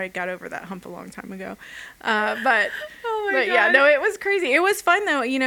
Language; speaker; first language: English; native; English